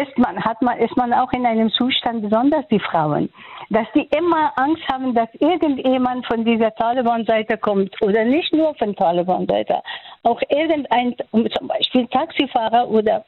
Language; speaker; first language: German; non-native, fluent; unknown